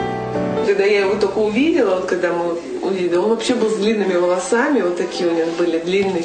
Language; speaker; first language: Russian; native; Russian